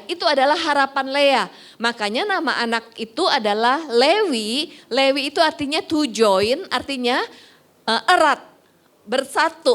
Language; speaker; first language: Indonesian; native; Indonesian